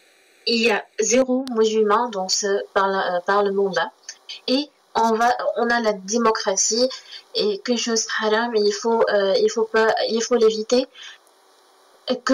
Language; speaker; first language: French; non-native, learner; Arabic